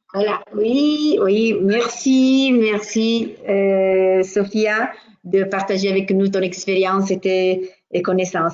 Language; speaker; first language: French; non-native, fluent; Italian